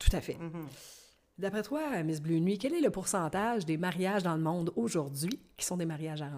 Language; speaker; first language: French; native; French